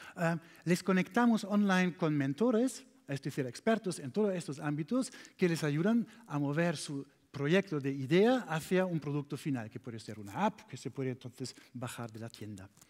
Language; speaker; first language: Spanish; non-native, learner; German